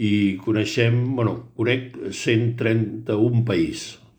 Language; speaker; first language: Catalan; native; Catalan